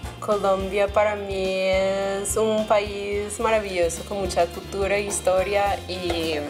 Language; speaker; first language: Spanish; non-native, fluent; English